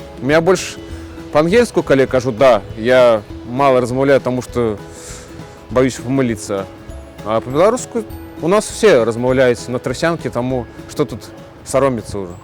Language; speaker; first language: Belarusian; non-native, local second language; Russian